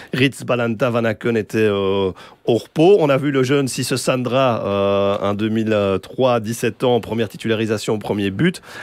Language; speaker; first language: French; native; French